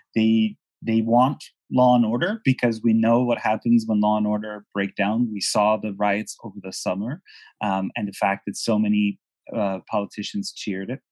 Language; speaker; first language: English; non-native, fluent; Persian